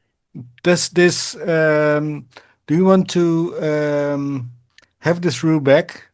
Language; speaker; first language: English; non-native, fluent; Dutch